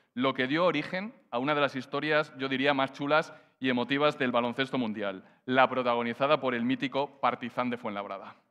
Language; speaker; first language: Spanish; native; Spanish